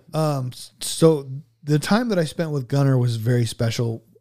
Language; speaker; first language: English; native; English